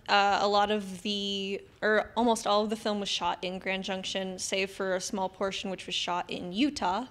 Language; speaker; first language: English; native; English